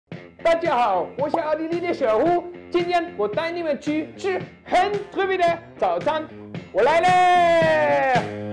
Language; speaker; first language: Chinese; non-native, learner; German